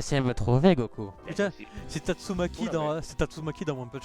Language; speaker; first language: French; native; French